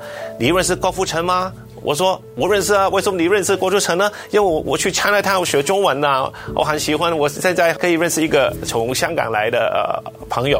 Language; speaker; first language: Chinese; non-native, local second language; Cantonese